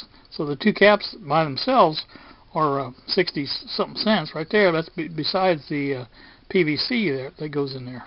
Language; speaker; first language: English; native; English